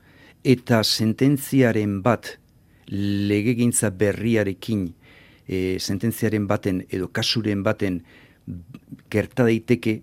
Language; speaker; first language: Basque; native; Basque